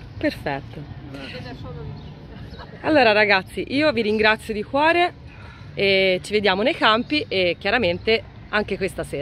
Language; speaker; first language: Italian; native; Italian